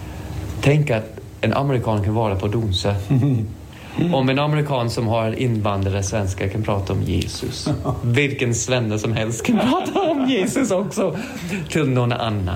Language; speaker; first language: Swedish; non-native, fluent; English